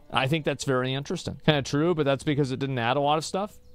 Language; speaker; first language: English; native; English